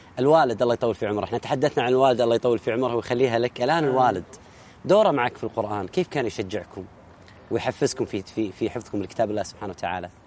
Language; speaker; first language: Arabic; native; Arabic